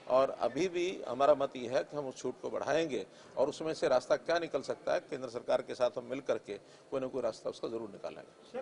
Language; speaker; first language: Hindi; native; Hindi